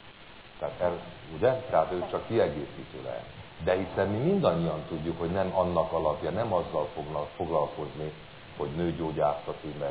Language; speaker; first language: Hungarian; native; Hungarian